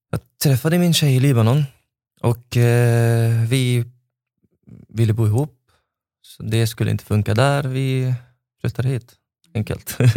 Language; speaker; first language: Swedish; non-native, fluent; Arabic